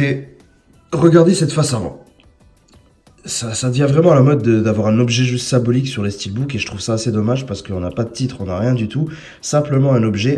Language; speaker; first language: French; native; French